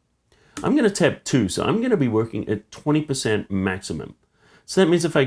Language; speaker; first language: English; native; English